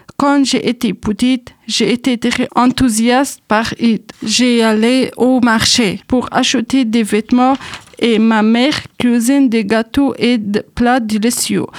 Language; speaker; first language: French; non-native, learner; Persian